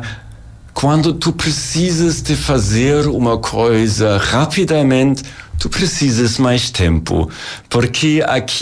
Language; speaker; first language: Portuguese; non-native, learner; German